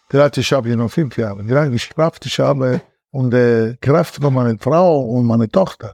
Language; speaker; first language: German; non-native, learner; Italian